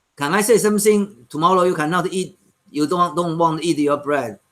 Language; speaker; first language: English; non-native, learner; Chinese